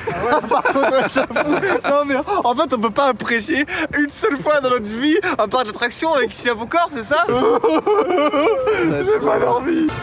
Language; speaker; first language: French; native; French